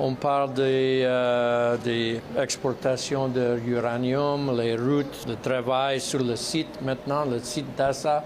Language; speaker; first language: French; non-native, learner; English